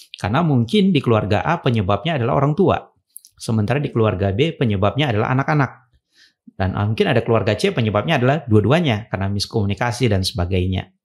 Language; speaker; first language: Indonesian; native; Indonesian